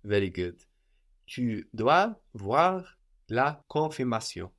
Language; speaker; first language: French; non-native, fluent; English